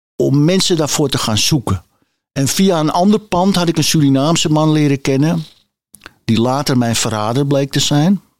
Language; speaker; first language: Dutch; native; Dutch